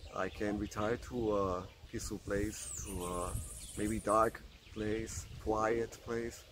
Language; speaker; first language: English; non-native, fluent; Spanish